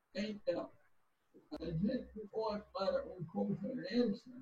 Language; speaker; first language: Portuguese; non-native, learner; English